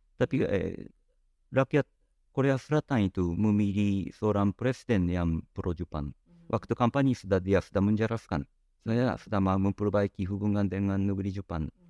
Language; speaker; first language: Indonesian; non-native, fluent; Japanese